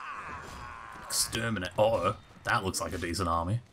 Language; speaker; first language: English; native; English